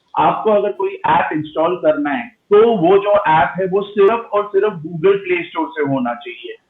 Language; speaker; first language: Hindi; non-native, local second language; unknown